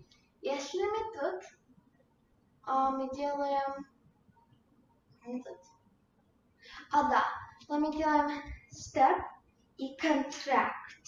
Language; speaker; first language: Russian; early bilingual, heritage; Russian